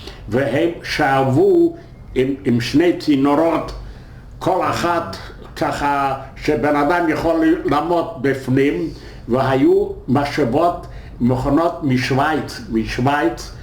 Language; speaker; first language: Hebrew; non-native, fluent; Yiddish